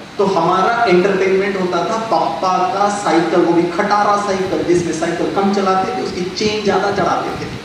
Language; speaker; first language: Hindi; non-native, local second language; Tamil